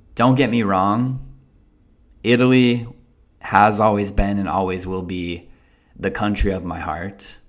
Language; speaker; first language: English; native; English